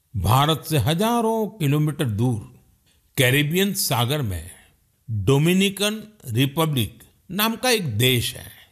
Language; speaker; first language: Hindi; non-native, local second language; Gujarati